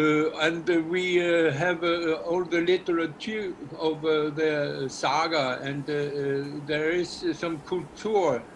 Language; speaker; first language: English; non-native, learner; Icelandic